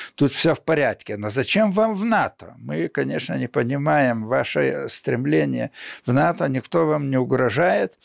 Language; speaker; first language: Russian; non-native, local second language; Lithuanian